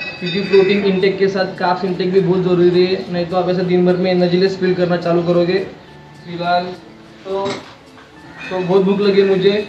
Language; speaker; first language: Hindi; non-native, local second language; Marathi